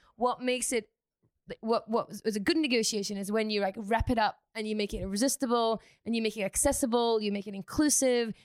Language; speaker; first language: English; native; English